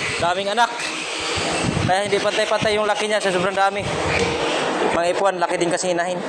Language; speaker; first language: Filipino; non-native, local second language; Cebuano